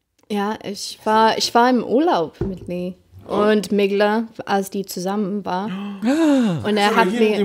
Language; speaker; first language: German; non-native, fluent; English